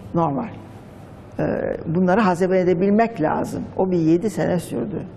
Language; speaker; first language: Turkish; native; Turkish